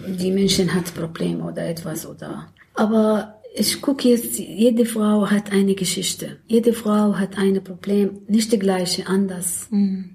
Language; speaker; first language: German; non-native, learner; Arabic